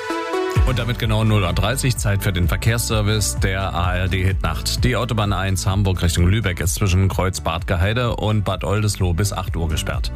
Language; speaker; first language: German; native; German